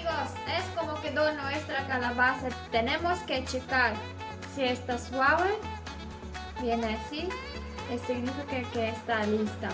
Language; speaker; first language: Spanish; non-native, learner; Polish